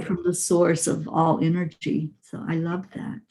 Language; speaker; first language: English; native; English